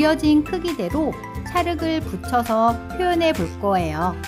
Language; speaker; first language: Korean; native; Korean